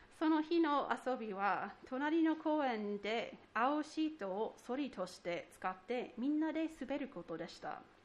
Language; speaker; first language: Japanese; non-native, fluent; English